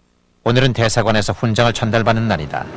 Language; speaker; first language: Korean; native; Korean